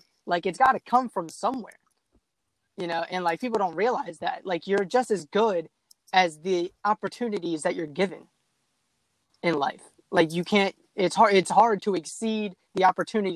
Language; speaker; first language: English; native; English